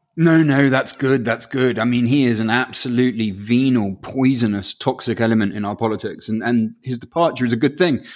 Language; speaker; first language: English; early bilingual, other home language; Spanish